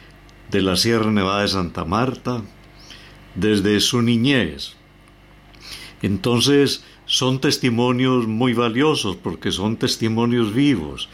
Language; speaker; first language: Spanish; native; Spanish